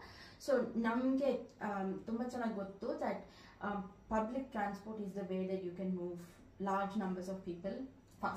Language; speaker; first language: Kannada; early bilingual, heritage; Kannada